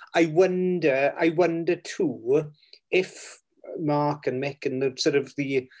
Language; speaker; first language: English; native; English